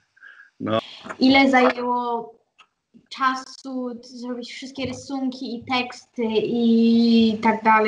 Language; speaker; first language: Polish; early bilingual, heritage; Polish